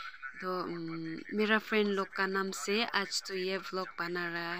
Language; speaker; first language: Hindi; non-native, local second language; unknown